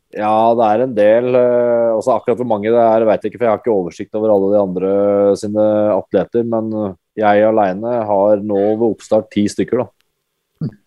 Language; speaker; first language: Norwegian; native; Norwegian